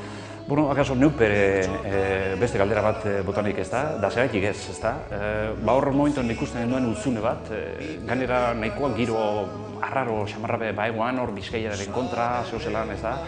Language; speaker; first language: Basque; native; Basque